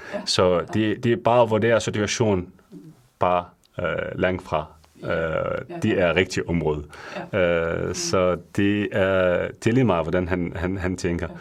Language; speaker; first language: Danish; non-native, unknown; Arabic